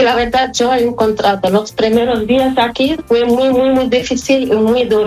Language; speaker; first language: Spanish; non-native, fluent; Arabic